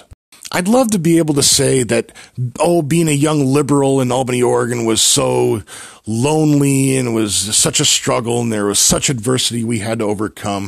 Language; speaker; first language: English; native; English